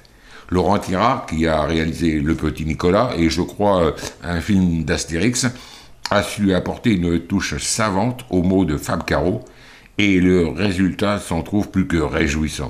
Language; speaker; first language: French; native; French